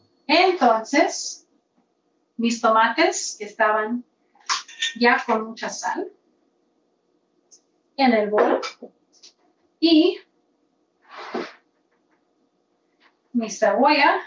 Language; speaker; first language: Spanish; early bilingual, heritage; Spanish